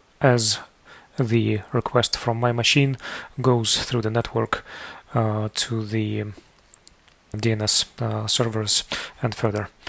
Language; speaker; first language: English; non-native, fluent; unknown